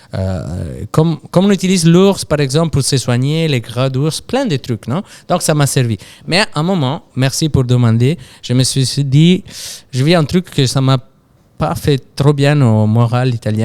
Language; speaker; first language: French; non-native, fluent; Italian